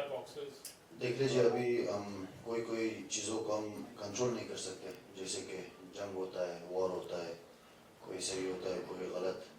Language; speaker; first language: Hindi; non-native, fluent; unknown